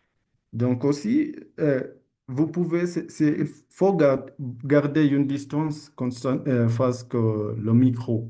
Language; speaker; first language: French; non-native, learner; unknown